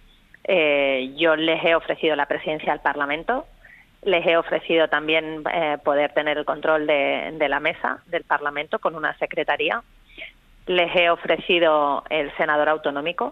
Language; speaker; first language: Spanish; native; Spanish